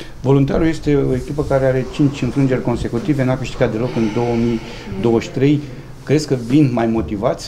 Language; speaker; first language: Romanian; native; Romanian